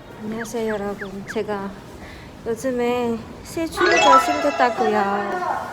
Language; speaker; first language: Korean; non-native, learner; Malay